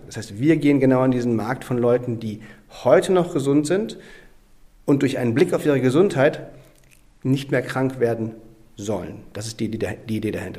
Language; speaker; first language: German; native; German